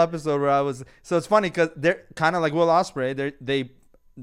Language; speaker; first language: English; non-native, fluent; Persian